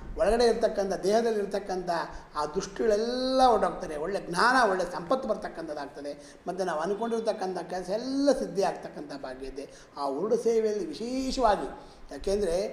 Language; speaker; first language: Kannada; native; Kannada